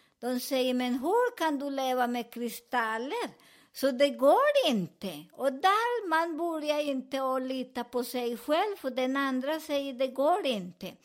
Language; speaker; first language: Swedish; non-native, fluent; Spanish